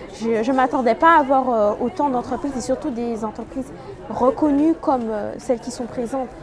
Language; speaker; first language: French; native; French